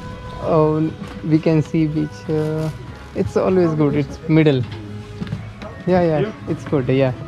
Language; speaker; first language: English; non-native, local second language; Hindi